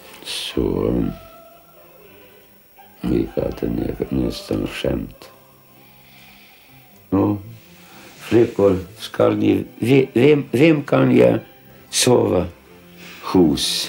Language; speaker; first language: Swedish; non-native, fluent; Lithuanian